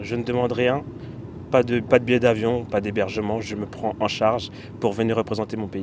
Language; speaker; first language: French; early bilingual, other home language; Bambara